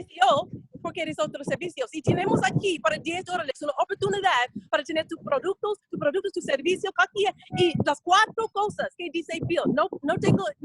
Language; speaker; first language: Spanish; non-native, fluent; English